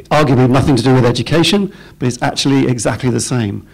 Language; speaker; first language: English; native; English